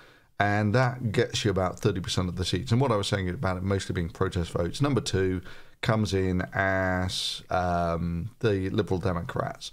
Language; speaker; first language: English; native; English